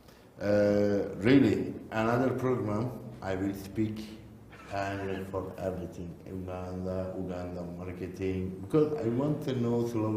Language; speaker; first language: English; non-native, learner; Turkish